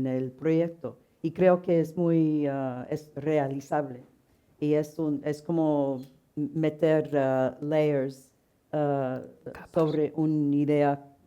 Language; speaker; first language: Spanish; non-native, fluent; English